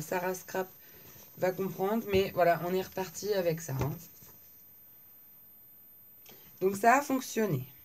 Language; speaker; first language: French; native; French